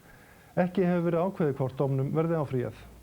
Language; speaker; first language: Icelandic; native; Icelandic